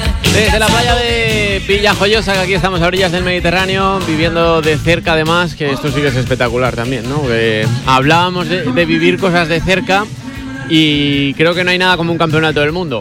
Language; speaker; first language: Spanish; native; Spanish